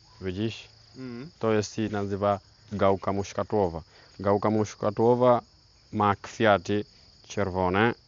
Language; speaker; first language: Polish; non-native, learner; Swahili